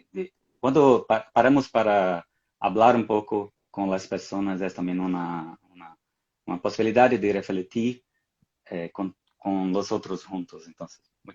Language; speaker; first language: Spanish; non-native, fluent; Portuguese